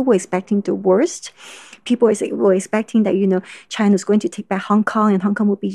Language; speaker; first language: English; non-native, local second language; Cantonese